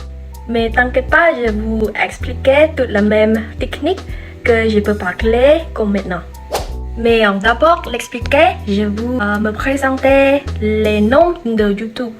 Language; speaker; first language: French; non-native, learner; Khmer